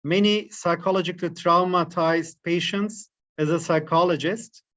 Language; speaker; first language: English; non-native, fluent; Turkish